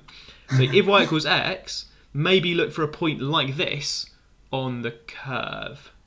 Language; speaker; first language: English; native; English